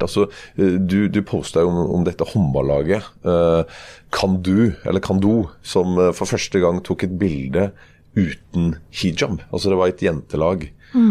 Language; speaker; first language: Norwegian; native; Norwegian